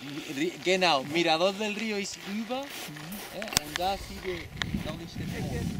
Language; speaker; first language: German; non-native, learner; Spanish